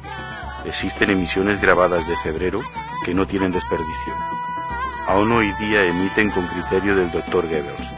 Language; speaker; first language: Spanish; native; Spanish